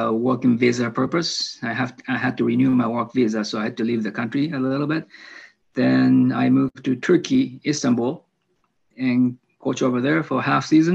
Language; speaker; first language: English; non-native, fluent; Japanese